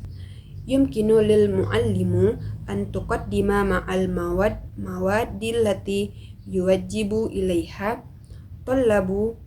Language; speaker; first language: Arabic; non-native, learner; Indonesian